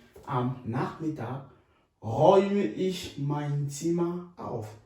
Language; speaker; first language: German; non-native, fluent; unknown